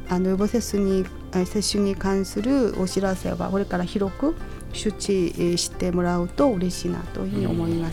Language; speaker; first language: Japanese; non-native, fluent; Korean